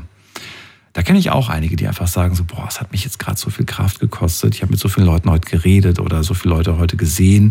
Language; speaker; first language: German; native; German